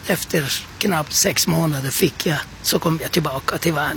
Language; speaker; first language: Swedish; non-native, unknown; Turkish